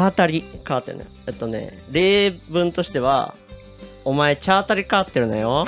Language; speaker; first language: Japanese; native; Japanese